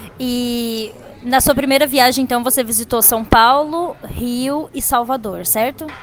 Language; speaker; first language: Portuguese; native; Portuguese